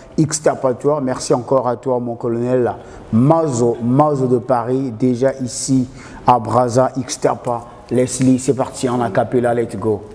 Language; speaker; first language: French; non-native, local second language; Lingala